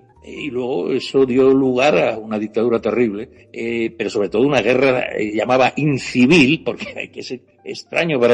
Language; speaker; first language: Spanish; native; Spanish